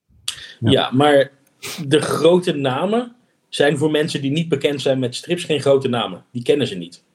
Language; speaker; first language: Dutch; native; Dutch